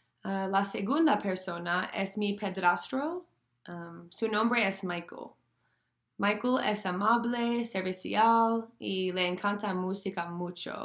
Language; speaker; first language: Spanish; non-native, learner; English